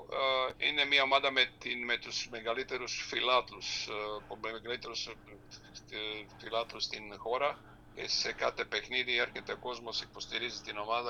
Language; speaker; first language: Greek; non-native, fluent; Serbian